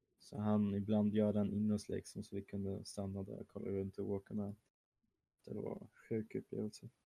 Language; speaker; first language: Swedish; early bilingual, other home language; German